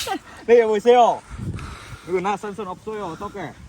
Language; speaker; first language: Korean; non-native, learner; Indonesian